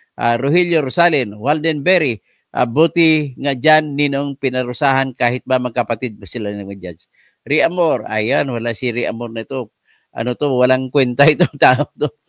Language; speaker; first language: Filipino; non-native, local second language; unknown